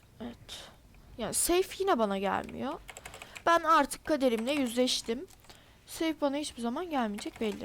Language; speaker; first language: Turkish; native; Turkish